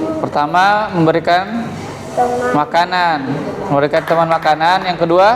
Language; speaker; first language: Indonesian; native; Indonesian